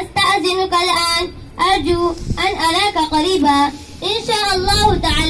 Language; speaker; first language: Arabic; non-native, learner; Urdu